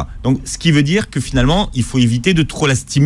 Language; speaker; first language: French; native; French